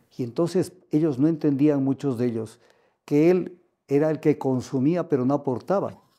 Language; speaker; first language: Spanish; native; Spanish